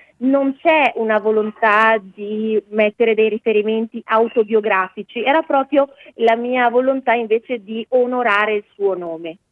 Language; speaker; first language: Italian; non-native, fluent; Persian